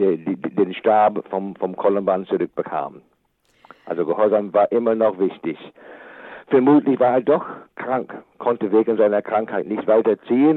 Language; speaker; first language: German; non-native, fluent; English